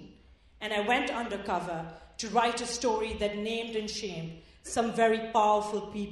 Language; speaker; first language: English; non-native, local second language; Urdu